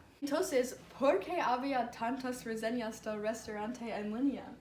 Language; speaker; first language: Spanish; non-native, learner; English